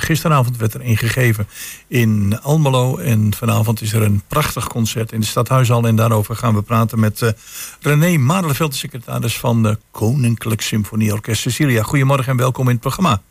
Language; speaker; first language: Dutch; native; Dutch